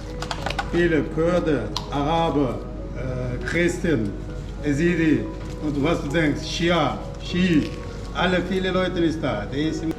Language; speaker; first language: German; non-native, learner; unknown